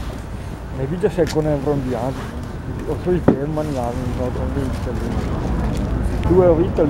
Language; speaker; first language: English; non-native, learner; Italian